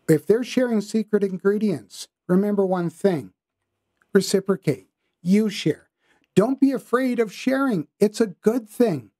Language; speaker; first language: English; native; English